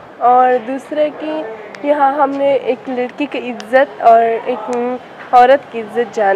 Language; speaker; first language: Hindi; non-native, fluent; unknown